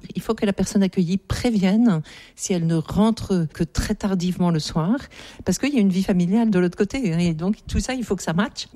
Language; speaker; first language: French; native; French